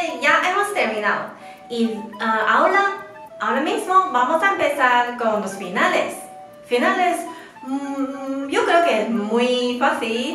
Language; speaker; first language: Spanish; non-native, fluent; Chinese